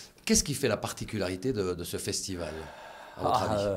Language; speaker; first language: French; native; French